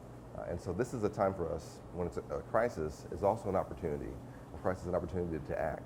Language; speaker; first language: English; native; English